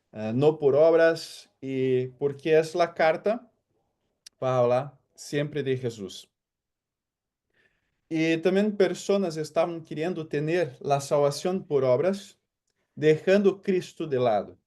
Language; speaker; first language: Spanish; non-native, fluent; Portuguese